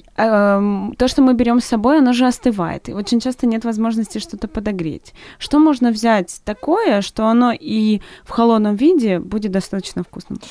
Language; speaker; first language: Russian; native; Russian